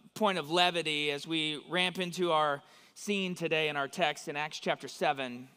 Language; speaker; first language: English; native; English